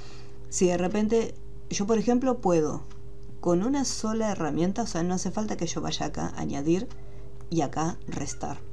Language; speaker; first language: Spanish; native; Spanish